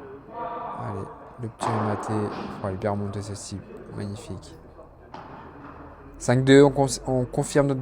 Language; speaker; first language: French; native; French